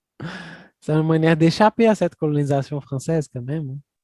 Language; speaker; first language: French; non-native, fluent; Portuguese